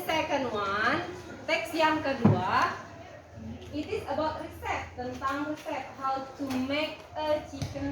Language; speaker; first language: English; non-native, learner; Indonesian